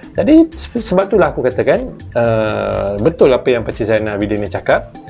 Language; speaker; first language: Malay; native; Malay